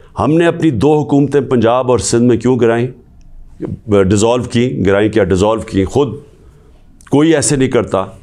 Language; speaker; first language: Urdu; native; Urdu